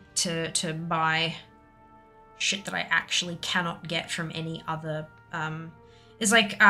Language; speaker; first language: English; native; English